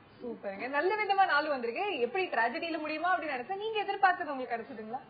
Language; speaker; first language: Tamil; native; Tamil